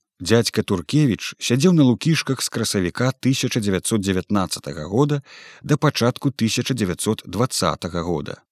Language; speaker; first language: Belarusian; native; Belarusian